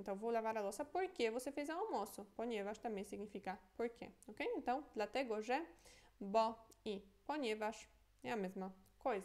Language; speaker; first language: Portuguese; non-native, fluent; Polish